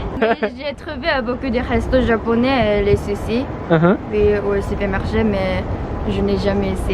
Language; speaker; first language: French; non-native, fluent; Japanese